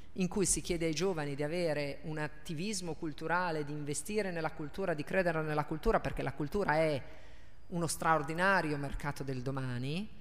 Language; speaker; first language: Italian; native; Italian